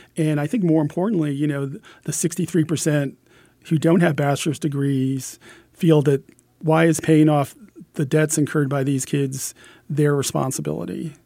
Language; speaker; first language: English; native; English